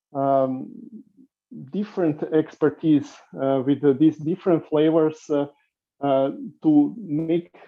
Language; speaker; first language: English; non-native, fluent; Serbian